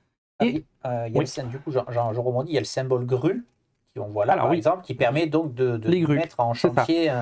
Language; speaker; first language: French; native; French